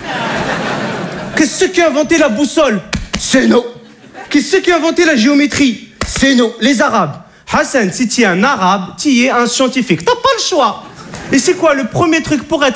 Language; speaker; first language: French; native; French